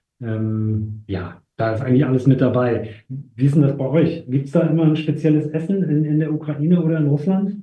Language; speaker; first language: German; native; German